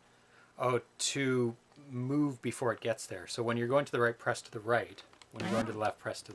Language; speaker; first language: English; native; English